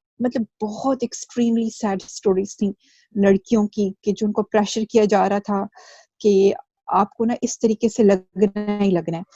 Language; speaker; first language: Urdu; early bilingual, heritage; Urdu